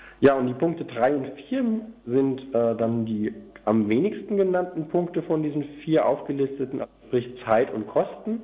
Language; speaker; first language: German; native; German